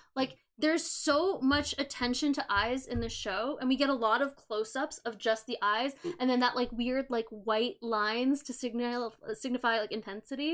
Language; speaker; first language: English; native; English